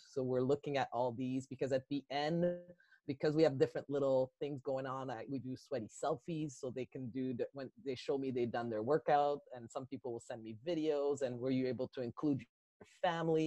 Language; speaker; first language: English; native; English